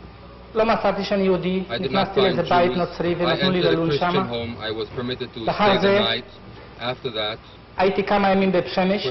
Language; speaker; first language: Hebrew; non-native, fluent; Yiddish